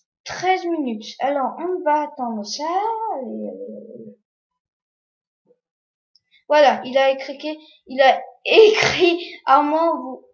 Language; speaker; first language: French; non-native, learner; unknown